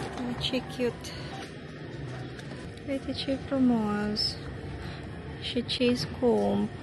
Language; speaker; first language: Romanian; non-native, learner; Filipino